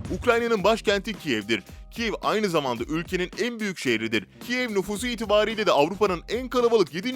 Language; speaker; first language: Turkish; native; Turkish